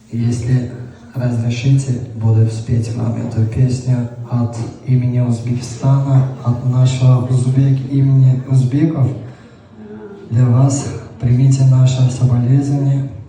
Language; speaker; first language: Russian; non-native, learner; Uzbek